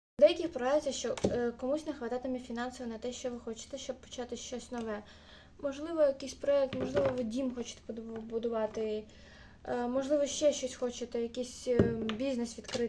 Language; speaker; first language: Ukrainian; native; Ukrainian